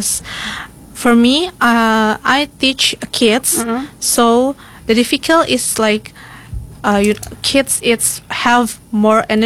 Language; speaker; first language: English; non-native, learner; Indonesian